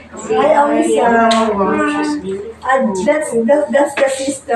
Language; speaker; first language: English; non-native, local second language; Filipino